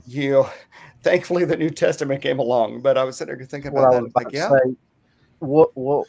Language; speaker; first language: English; native; English